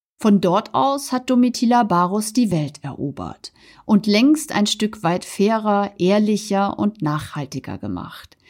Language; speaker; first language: German; native; German